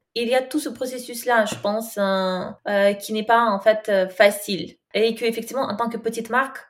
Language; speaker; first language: French; non-native, fluent; Russian